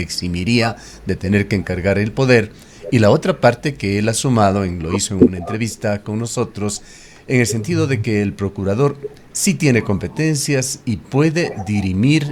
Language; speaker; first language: Spanish; native; Spanish